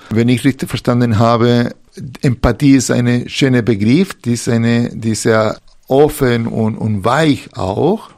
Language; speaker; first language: German; non-native, fluent; Spanish